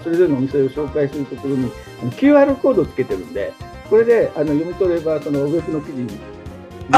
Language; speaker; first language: Japanese; native; Japanese